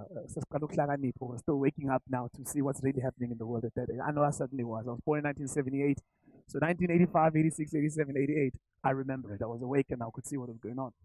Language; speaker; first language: English; non-native, local second language; Zulu